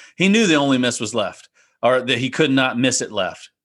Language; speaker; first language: English; native; English